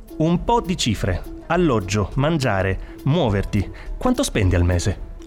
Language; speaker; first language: Italian; native; Italian